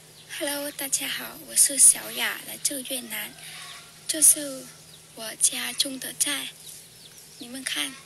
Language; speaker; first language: Chinese; non-native, learner; Vietnamese